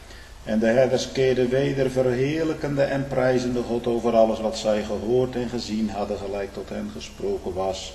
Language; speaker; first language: Dutch; native; Dutch